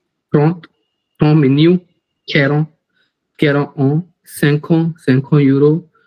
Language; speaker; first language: French; non-native, learner; Hindi